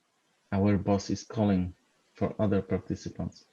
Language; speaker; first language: English; non-native, fluent; Polish